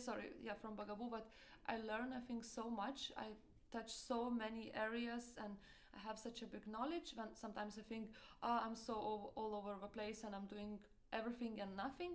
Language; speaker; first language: English; non-native, fluent; Lithuanian